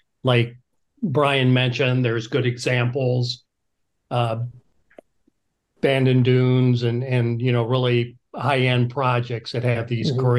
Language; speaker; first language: English; native; English